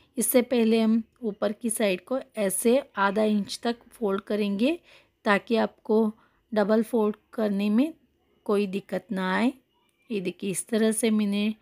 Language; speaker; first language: Hindi; non-native, local second language; Kannada